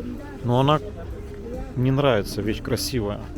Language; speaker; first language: Russian; native; Russian